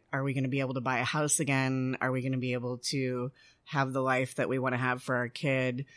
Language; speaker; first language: English; native; English